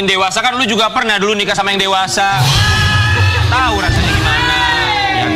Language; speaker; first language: Indonesian; native; Indonesian